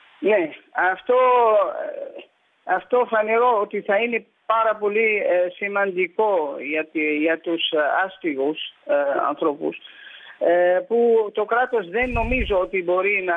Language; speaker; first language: Greek; early bilingual, heritage; Greek